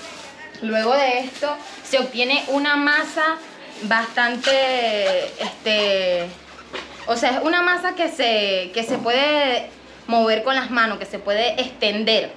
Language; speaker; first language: Spanish; native; Spanish